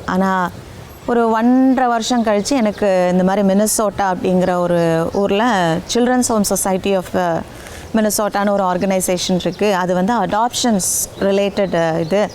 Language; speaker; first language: Tamil; native; Tamil